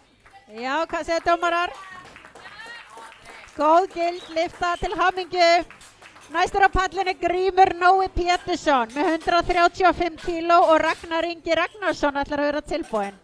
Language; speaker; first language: Icelandic; native; Icelandic